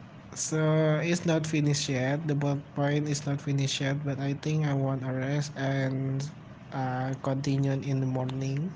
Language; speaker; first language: English; non-native, learner; Indonesian